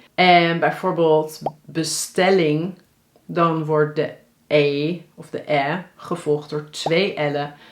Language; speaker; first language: Dutch; native; Dutch